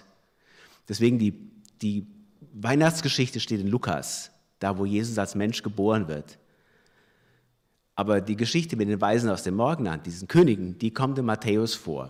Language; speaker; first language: German; native; German